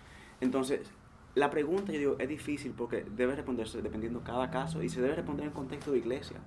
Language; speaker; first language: Spanish; native; Spanish